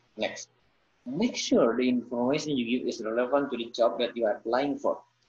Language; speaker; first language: English; non-native, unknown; Indonesian